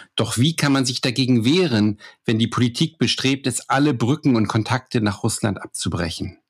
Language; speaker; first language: German; native; German